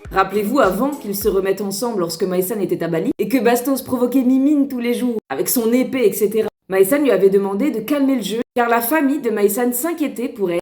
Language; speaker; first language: French; native; French